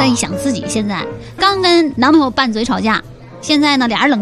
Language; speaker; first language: Chinese; native; Chinese